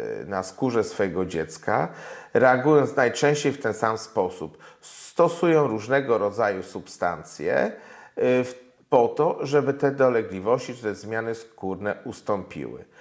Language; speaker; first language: Polish; native; Polish